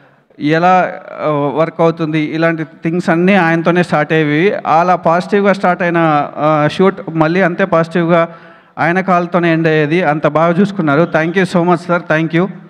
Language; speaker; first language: Telugu; native; Telugu